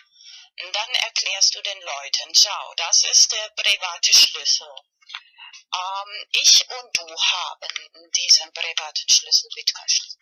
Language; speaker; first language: German; non-native, fluent; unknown